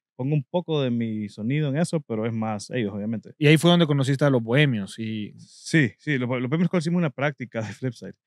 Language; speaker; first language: Spanish; native; Spanish